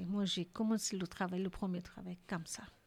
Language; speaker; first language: French; non-native, learner; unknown